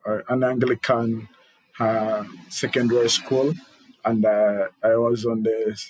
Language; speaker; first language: English; non-native, local second language; Ganda